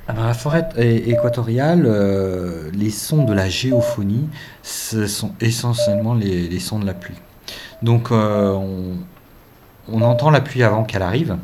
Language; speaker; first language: French; native; French